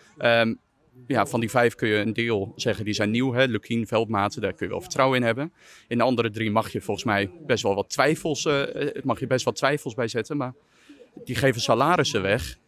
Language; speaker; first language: Dutch; native; Dutch